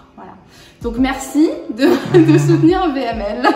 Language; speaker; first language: French; native; French